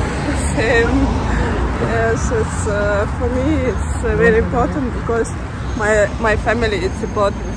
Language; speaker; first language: English; non-native, learner; Russian